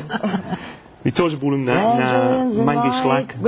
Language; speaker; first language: Russian; non-native, learner; English